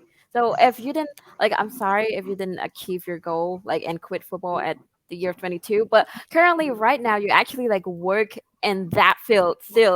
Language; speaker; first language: English; non-native, fluent; Khmer